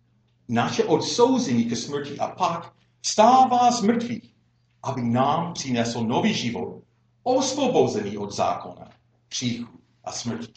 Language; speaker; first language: Czech; non-native, fluent; English